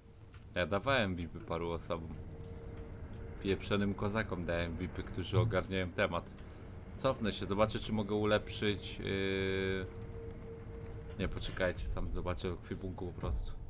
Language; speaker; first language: Polish; native; Polish